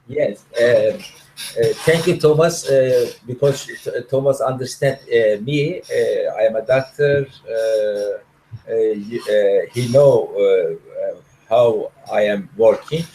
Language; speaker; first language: English; non-native, learner; Turkish